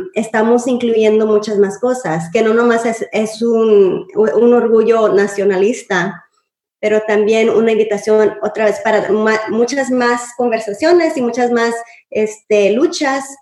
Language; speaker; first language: Spanish; early bilingual, heritage; Spanish